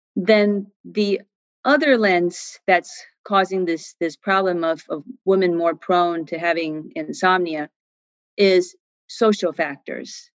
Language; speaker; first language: English; non-native, fluent; Chinese